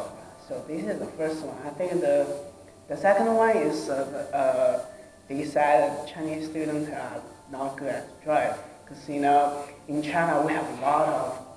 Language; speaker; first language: English; non-native, learner; Chinese